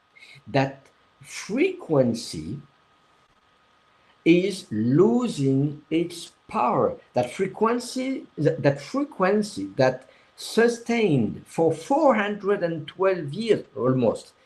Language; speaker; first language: English; non-native, fluent; French